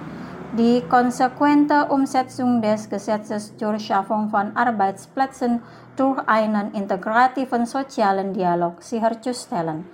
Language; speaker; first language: German; non-native, fluent; Indonesian